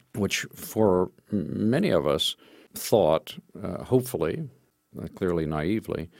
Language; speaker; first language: English; native; English